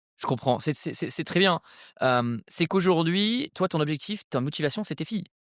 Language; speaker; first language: French; native; French